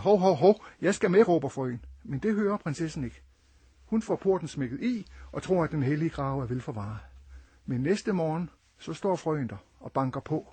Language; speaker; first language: Danish; native; Danish